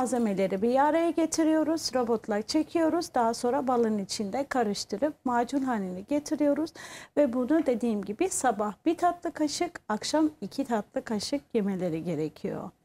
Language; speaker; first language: Turkish; non-native, fluent; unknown